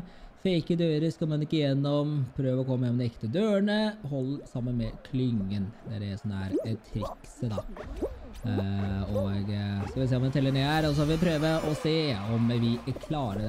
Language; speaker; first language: Norwegian; native; Norwegian